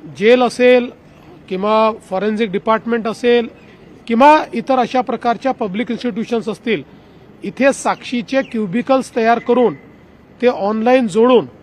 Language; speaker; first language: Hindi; non-native, local second language; Marathi